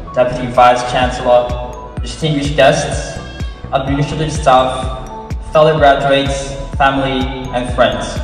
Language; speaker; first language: English; non-native, local second language; Filipino